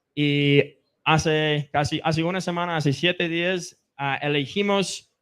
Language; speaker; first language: Spanish; non-native, fluent; English